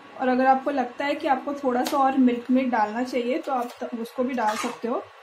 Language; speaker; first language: Hindi; non-native, local second language; Bangla